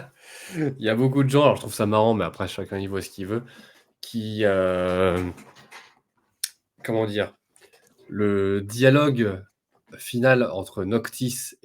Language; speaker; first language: French; native; French